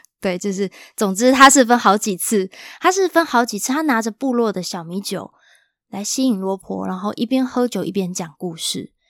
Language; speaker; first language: Chinese; native; Chinese